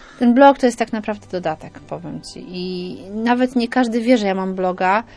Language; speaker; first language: Polish; native; Polish